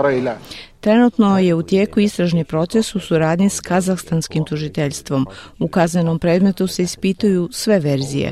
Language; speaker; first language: Croatian; native; Croatian